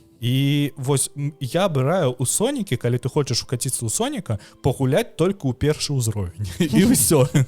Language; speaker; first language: Belarusian; non-native, local second language; Russian